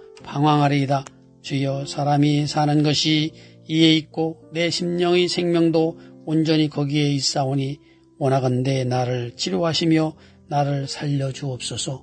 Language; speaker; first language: Korean; native; Korean